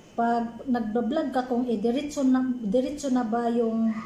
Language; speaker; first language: Filipino; non-native, local second language; Cebuano